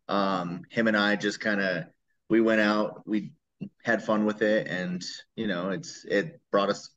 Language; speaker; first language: English; native; English